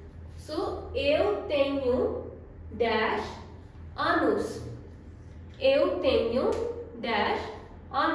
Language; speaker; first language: Portuguese; non-native, fluent; Hindi